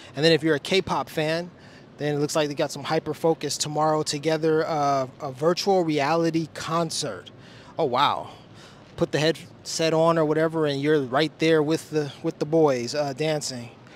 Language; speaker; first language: English; native; English